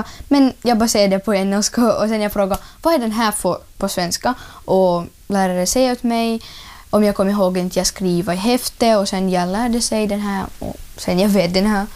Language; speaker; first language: Swedish; non-native, learner; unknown